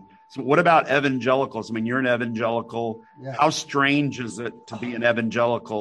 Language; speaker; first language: English; native; English